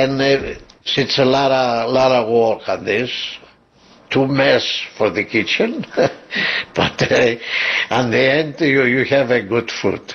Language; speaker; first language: English; non-native, learner; Greek